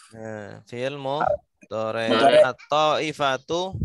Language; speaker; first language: Arabic; non-native, fluent; Indonesian